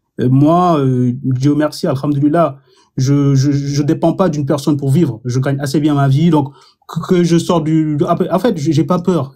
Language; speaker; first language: French; non-native, local second language; Wolof